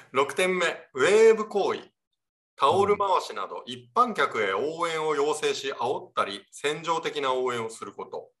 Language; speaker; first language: Japanese; native; Japanese